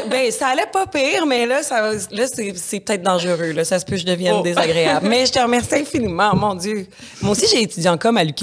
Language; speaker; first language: French; native; French